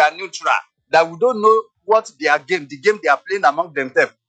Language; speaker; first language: English; non-native, local second language; Yoruba